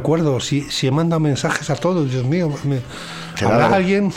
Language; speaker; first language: Spanish; native; Spanish